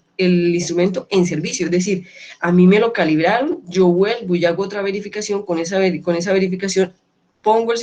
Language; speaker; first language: Spanish; native; Spanish